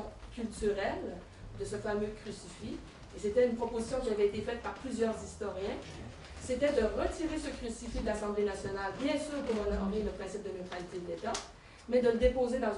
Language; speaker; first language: French; native; French